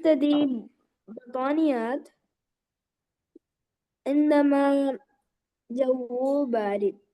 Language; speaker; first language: Arabic; non-native, learner; Hindi